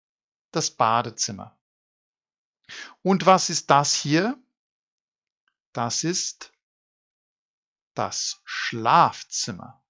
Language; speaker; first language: German; non-native, fluent; English